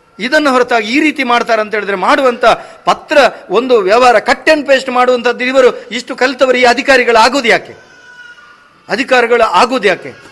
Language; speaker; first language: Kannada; non-native, local second language; Tulu